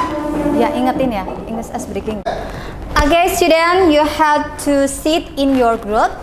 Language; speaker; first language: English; non-native, learner; Indonesian